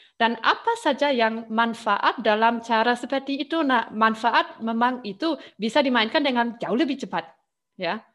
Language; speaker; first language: Indonesian; non-native, fluent; German